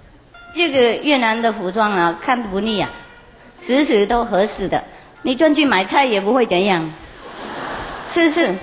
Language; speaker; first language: Chinese; non-native, fluent; Vietnamese